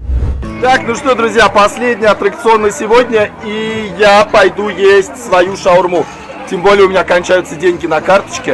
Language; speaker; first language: Russian; native; Russian